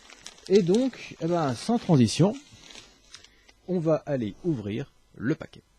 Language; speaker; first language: French; native; French